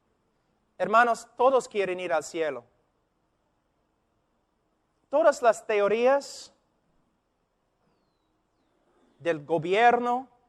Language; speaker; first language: Spanish; non-native, fluent; English